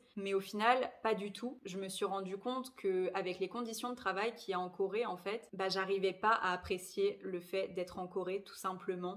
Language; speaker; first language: French; native; French